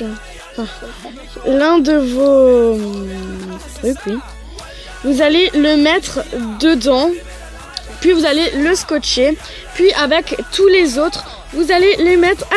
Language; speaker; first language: French; native; French